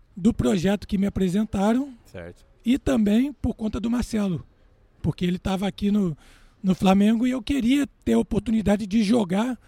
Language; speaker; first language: Portuguese; native; Portuguese